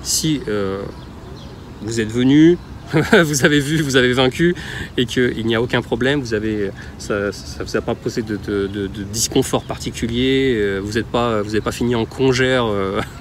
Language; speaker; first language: French; native; French